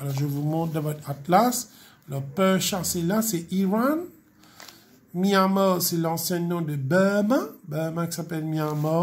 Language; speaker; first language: French; non-native, local second language; Morisyen